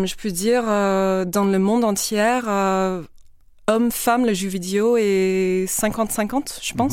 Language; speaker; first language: French; non-native, fluent; English